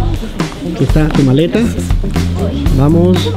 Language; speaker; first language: Spanish; native; Spanish